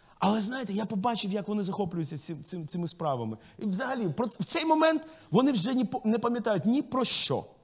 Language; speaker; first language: Ukrainian; non-native, local second language; Russian